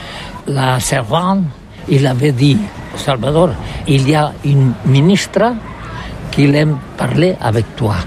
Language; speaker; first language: French; non-native, learner; Catalan